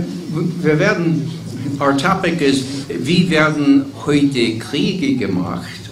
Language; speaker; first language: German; non-native, fluent; English